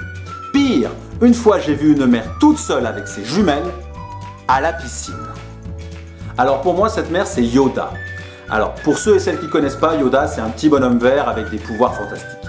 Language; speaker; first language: French; native; French